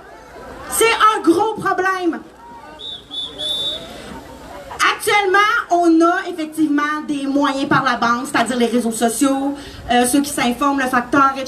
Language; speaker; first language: French; native; French